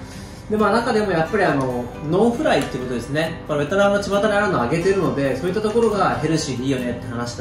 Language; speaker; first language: Japanese; native; Japanese